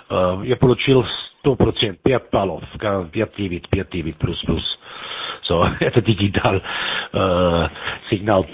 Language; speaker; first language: Russian; non-native, learner; German